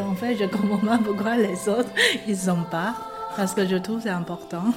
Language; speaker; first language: French; non-native, fluent; Chinese